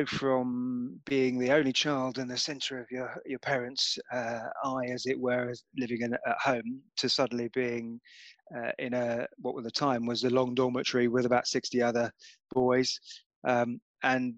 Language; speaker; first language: English; native; English